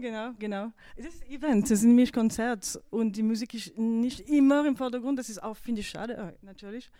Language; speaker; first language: German; non-native, fluent; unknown